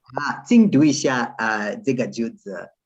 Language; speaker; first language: Chinese; non-native, learner; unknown